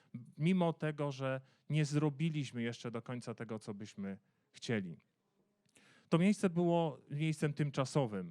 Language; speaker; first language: Polish; native; Polish